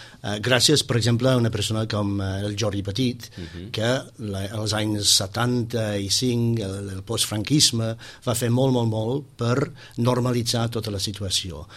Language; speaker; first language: Catalan; non-native, fluent; English